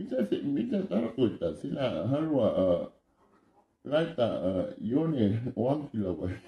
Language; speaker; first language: Finnish; non-native, learner; Thai